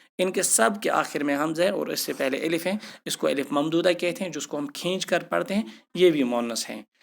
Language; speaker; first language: Urdu; non-native, local second language; Kashmiri